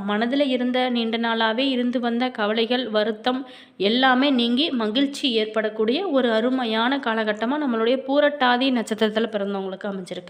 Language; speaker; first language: Tamil; native; Tamil